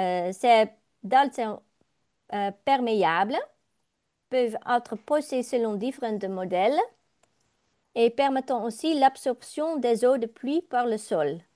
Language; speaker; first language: French; non-native, learner; Dutch